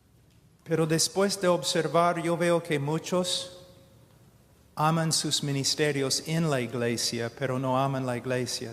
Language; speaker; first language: Spanish; non-native, fluent; English